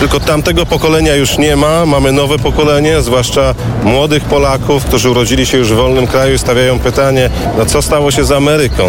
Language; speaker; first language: Polish; native; Polish